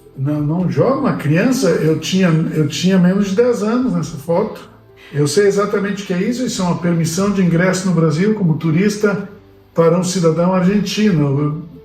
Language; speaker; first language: Portuguese; early bilingual, other home language; Spanish